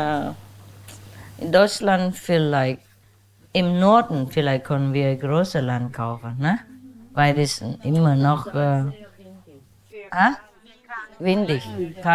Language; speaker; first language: German; non-native, learner; Vietnamese